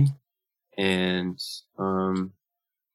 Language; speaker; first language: English; native; English